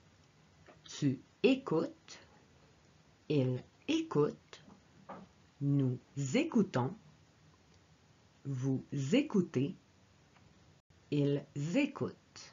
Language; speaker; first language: French; native; French